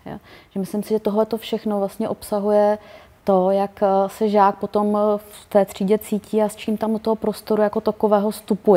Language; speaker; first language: Czech; native; Czech